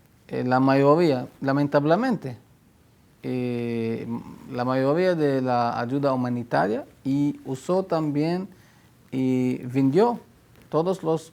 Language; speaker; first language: Spanish; non-native, fluent; Hebrew